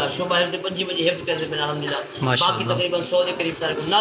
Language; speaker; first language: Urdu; non-native, local second language; Saraiki